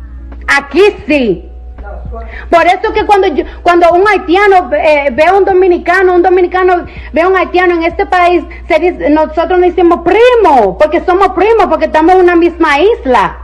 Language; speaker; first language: Spanish; early bilingual, heritage; Spanish